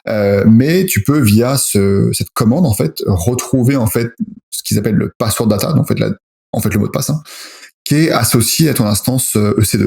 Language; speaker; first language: French; native; French